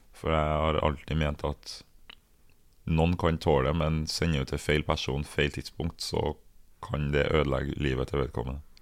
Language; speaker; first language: Norwegian; early bilingual, other home language; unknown